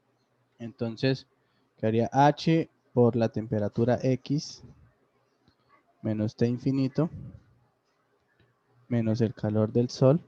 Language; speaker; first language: Spanish; native; Spanish